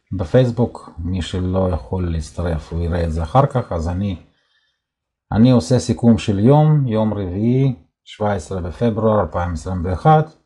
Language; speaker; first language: Hebrew; non-native, fluent; Russian